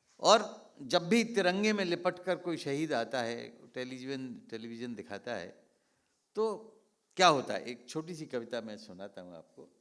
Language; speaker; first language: Hindi; native; Hindi